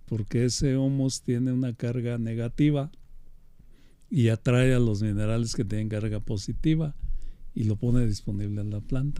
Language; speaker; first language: Spanish; native; Spanish